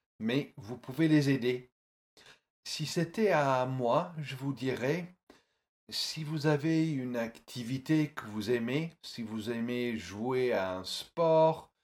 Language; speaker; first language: French; non-native, fluent; English